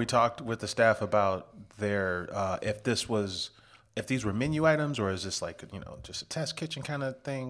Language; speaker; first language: English; native; English